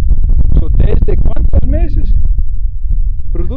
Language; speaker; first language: Spanish; non-native, fluent; English